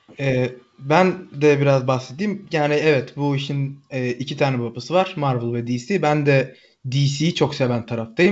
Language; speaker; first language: Turkish; native; Turkish